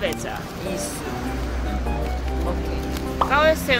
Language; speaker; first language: Portuguese; non-native, learner; Korean